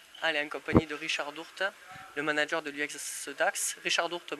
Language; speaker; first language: French; native; French